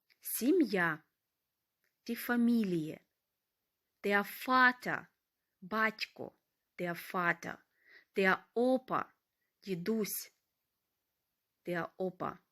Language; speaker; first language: German; non-native, fluent; Ukrainian